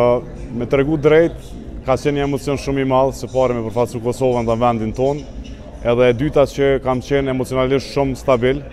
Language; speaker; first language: Albanian; native; Albanian